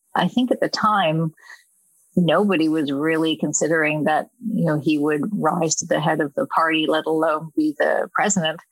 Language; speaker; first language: English; native; English